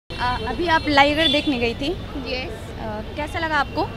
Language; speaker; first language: Hindi; native; Hindi